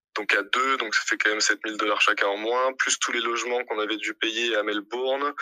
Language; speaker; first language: French; native; French